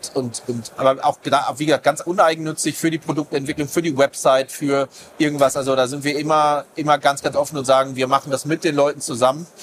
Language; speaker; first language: German; native; German